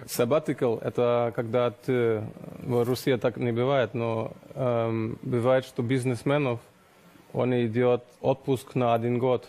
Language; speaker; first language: Russian; non-native, learner; German